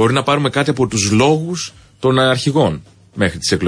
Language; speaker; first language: Greek; native; Greek